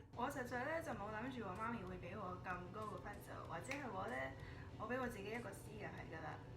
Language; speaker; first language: Cantonese; early bilingual, heritage; Cantonese